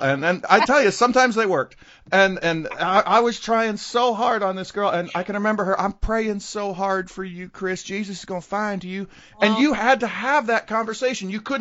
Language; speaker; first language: English; native; English